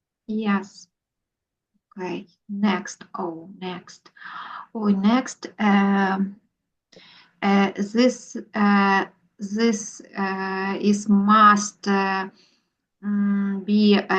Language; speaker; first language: English; non-native, learner; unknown